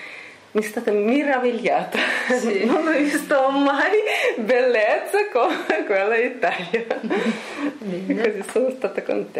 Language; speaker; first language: Italian; non-native, learner; Russian